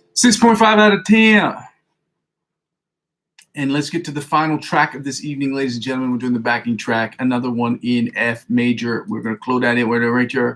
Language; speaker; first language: English; native; English